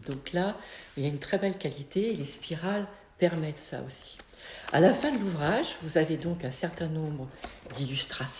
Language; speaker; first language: French; native; French